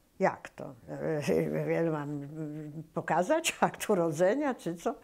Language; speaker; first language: Polish; native; Polish